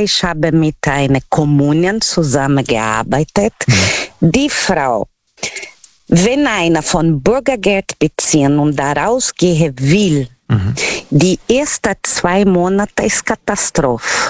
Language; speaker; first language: German; non-native, learner; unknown